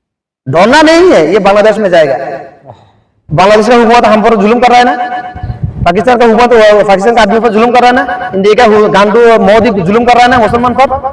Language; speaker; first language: Hindi; non-native, fluent; Bangla